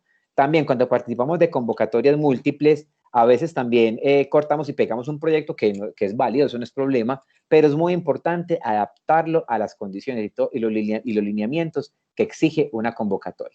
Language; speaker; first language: Spanish; native; Spanish